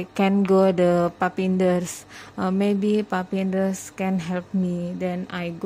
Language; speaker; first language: English; non-native, learner; Indonesian